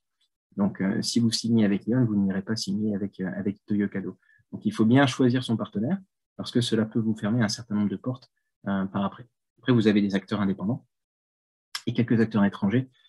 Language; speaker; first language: French; native; French